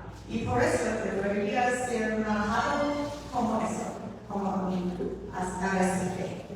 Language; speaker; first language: Spanish; non-native, learner; English